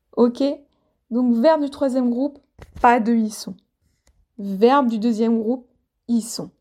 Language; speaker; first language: French; native; French